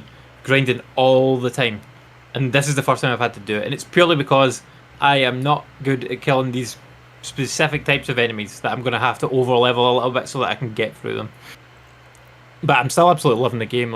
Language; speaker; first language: English; native; English